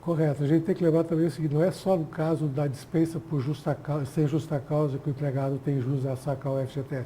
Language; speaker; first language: Portuguese; native; Portuguese